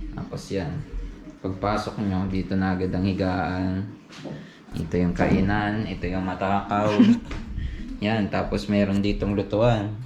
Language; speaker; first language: Filipino; native; Filipino